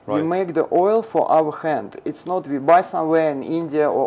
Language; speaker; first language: English; non-native, learner; Russian